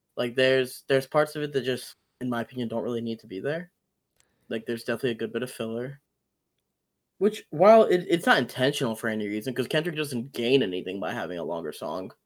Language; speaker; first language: English; early bilingual, other home language; Amharic